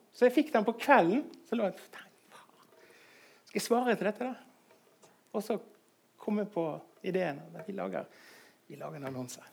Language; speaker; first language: Norwegian; native; Norwegian